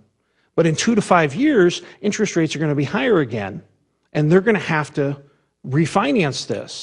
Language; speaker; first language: English; native; English